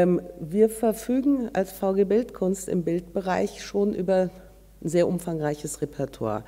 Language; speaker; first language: German; native; German